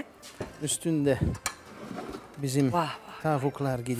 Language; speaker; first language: Turkish; non-native, fluent; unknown